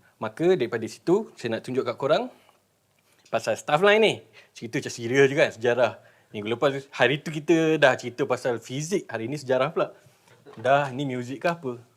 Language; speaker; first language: Malay; native; Malay